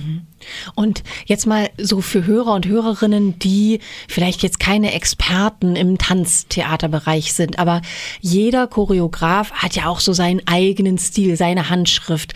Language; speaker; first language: German; native; German